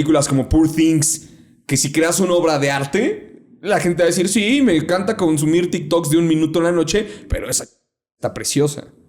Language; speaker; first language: Spanish; native; Spanish